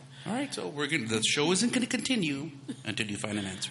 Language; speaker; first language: English; early bilingual, other home language; Spanish